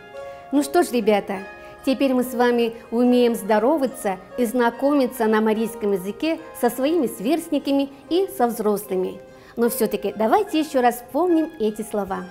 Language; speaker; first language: Russian; non-native, local second language; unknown